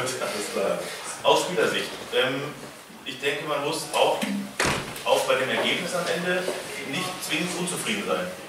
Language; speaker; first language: German; native; German